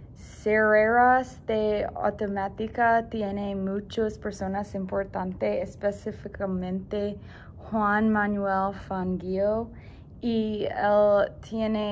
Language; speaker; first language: Spanish; non-native, learner; English